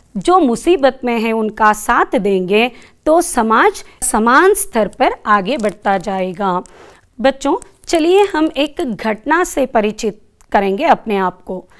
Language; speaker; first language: Hindi; non-native, local second language; Kannada